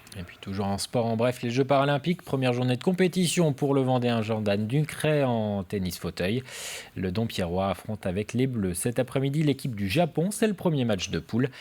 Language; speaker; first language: French; native; French